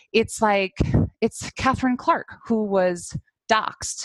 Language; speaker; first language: English; native; English